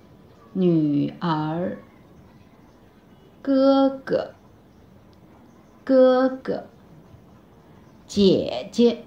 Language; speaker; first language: Chinese; non-native, fluent; Bangla